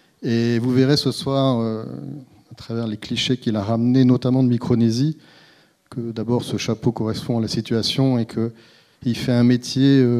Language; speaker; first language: French; native; French